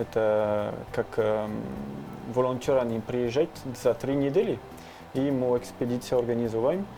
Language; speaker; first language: Russian; non-native, learner; French